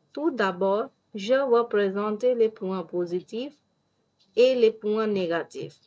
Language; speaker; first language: French; non-native, fluent; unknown